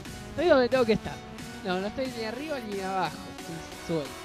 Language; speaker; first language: Spanish; native; Spanish